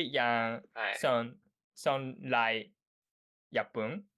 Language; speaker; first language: Cantonese; non-native, learner; Japanese